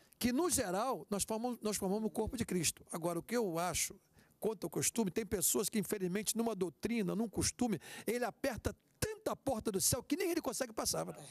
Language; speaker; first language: Portuguese; native; Portuguese